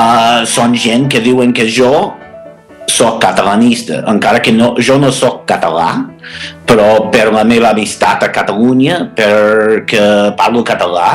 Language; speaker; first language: Catalan; non-native, fluent; English